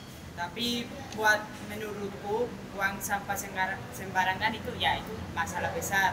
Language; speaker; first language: Indonesian; non-native, fluent; Spanish